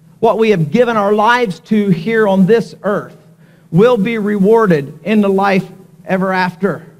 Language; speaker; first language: English; native; English